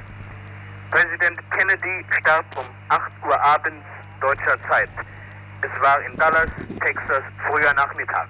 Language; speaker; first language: German; native; German